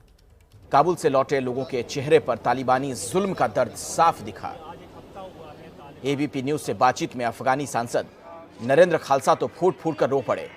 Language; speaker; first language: Hindi; native; Hindi